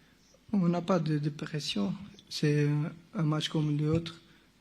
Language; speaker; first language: French; non-native, local second language; Portuguese